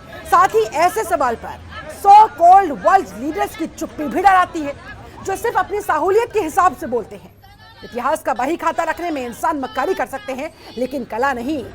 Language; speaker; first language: Hindi; native; Hindi